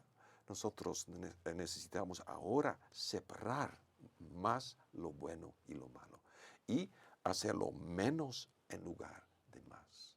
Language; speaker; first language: Spanish; non-native, fluent; Dutch